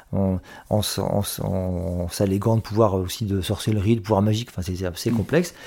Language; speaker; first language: French; native; French